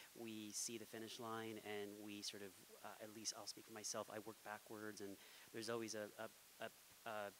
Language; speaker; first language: English; native; English